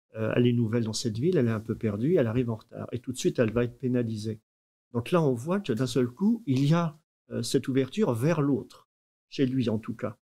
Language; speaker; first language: French; native; French